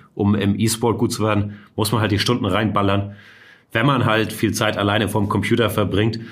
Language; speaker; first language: German; native; German